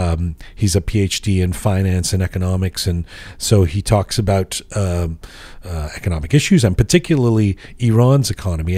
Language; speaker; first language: English; native; English